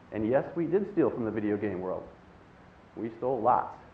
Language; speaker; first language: English; native; English